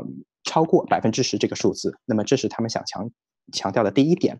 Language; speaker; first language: Chinese; native; Chinese